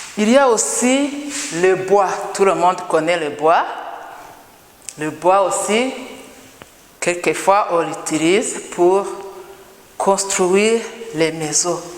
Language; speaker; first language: French; non-native, local second language; Kinyarwanda